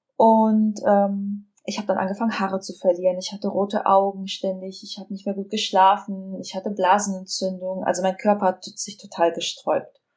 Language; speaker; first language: German; native; German